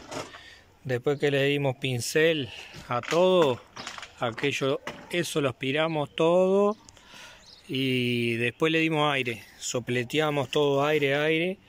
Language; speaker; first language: Spanish; native; Spanish